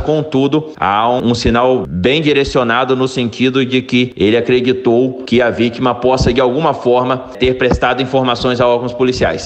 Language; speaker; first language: Portuguese; native; Portuguese